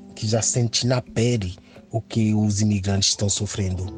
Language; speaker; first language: Portuguese; non-native, fluent; Haitian Creole